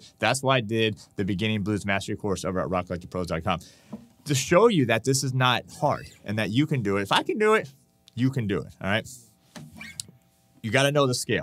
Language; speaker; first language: English; native; English